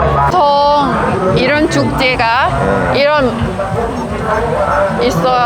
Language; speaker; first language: Korean; non-native, learner; Thai